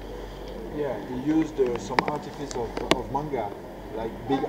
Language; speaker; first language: English; non-native, learner; French